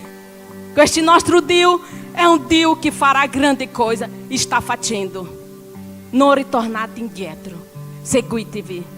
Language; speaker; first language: Italian; non-native, learner; Portuguese